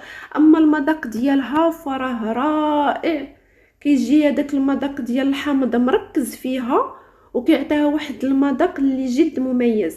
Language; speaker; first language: Arabic; native; Arabic